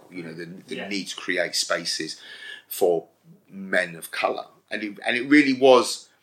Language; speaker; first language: English; native; English